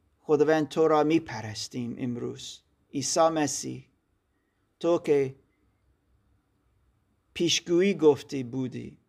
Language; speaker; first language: Persian; non-native, learner; German